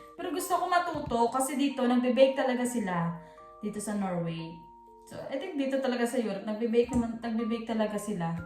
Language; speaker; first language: Filipino; non-native, local second language; Hiligaynon